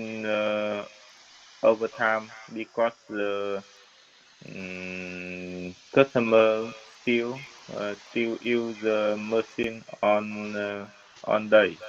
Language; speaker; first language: English; non-native, learner; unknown